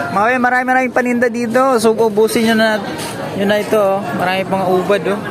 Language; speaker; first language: Filipino; non-native, local second language; Hiligaynon